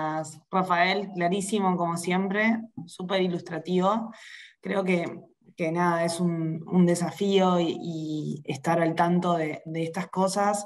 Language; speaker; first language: Spanish; native; Spanish